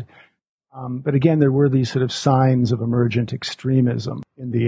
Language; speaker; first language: English; native; English